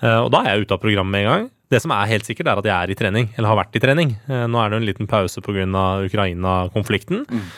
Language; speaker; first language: Norwegian; early bilingual, other home language; Persian